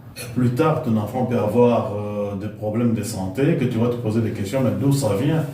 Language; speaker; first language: French; non-native, local second language; Lingala